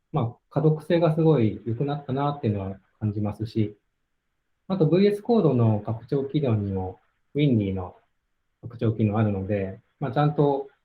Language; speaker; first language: Japanese; native; Japanese